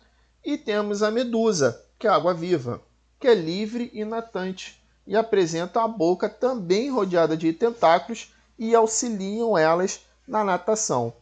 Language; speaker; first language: Portuguese; native; Portuguese